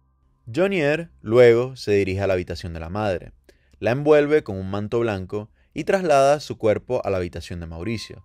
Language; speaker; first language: Spanish; native; Spanish